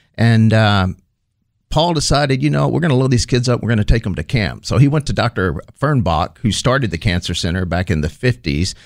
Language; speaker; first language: English; native; English